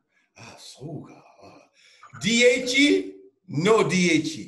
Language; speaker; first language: Japanese; non-native, learner; English